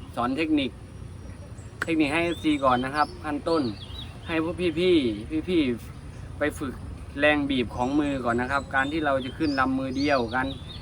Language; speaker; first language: Thai; native; Thai